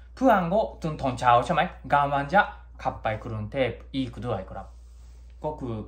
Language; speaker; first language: Thai; non-native, learner; Japanese